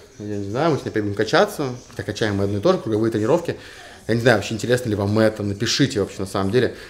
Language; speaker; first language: Russian; native; Russian